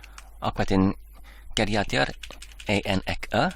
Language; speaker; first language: Welsh; non-native, learner; Polish